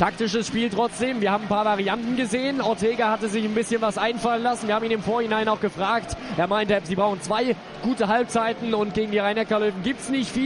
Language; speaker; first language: German; native; German